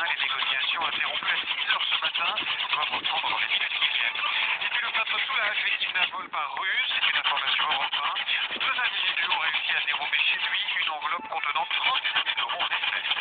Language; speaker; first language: French; native; French